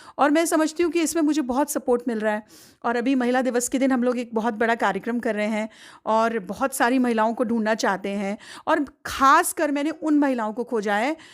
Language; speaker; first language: Hindi; native; Hindi